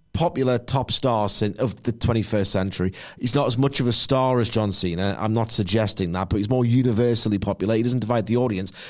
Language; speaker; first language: English; native; English